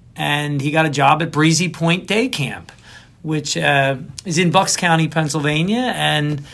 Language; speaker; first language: English; native; English